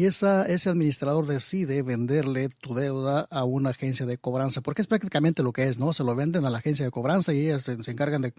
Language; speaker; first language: Spanish; native; Spanish